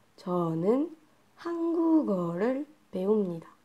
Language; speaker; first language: Korean; non-native, learner; French